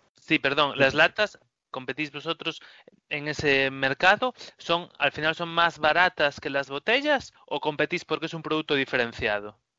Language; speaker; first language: Spanish; native; Spanish